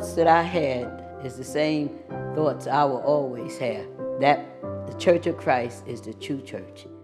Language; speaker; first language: English; native; English